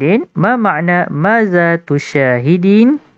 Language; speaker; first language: Arabic; non-native, fluent; Malay